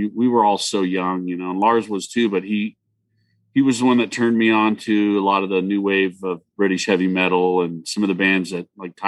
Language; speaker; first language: English; native; English